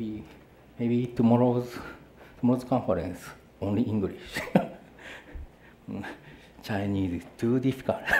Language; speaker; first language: English; non-native, learner; Japanese